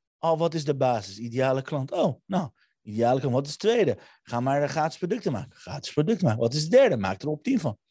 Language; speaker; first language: Dutch; early bilingual, other home language; Armenian